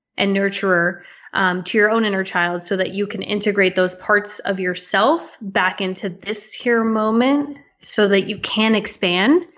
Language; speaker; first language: English; native; English